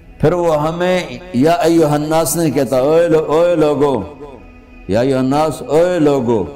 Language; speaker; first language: Urdu; non-native, local second language; Punjabi